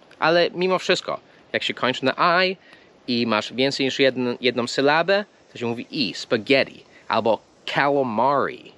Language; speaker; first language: Polish; non-native, fluent; English